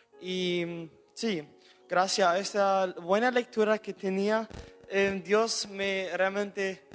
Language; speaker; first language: Spanish; non-native, local second language; German